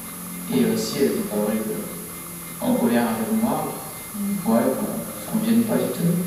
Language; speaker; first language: French; non-native, fluent; Korean